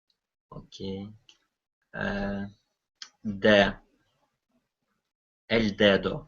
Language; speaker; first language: Spanish; non-native, learner; Russian